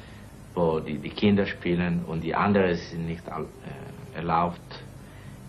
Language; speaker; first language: German; non-native, learner; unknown